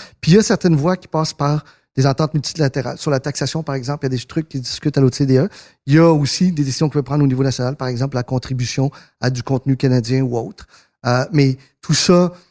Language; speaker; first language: French; early bilingual, other home language; Spanish